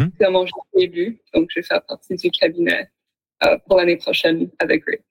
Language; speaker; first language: French; native; French